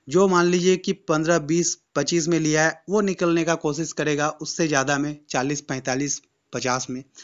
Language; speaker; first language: Hindi; native; Hindi